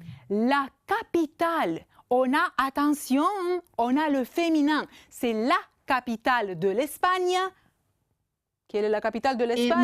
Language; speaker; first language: French; non-native, fluent; Romanian